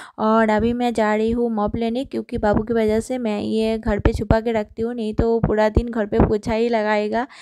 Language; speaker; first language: Hindi; non-native, local second language; Bangla